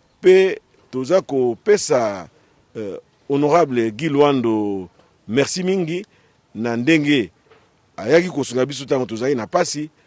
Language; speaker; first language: Lingala; native; Lingala